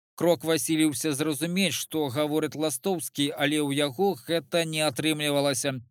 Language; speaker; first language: Belarusian; native; Belarusian